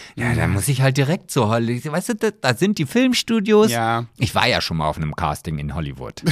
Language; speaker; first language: German; native; German